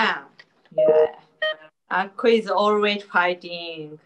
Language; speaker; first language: English; non-native, learner; Japanese